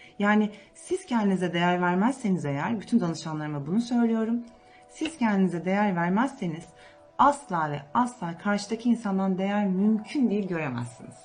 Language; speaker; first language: Turkish; native; Turkish